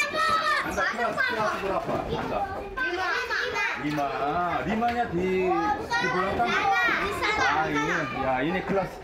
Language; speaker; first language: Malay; non-native, learner; Korean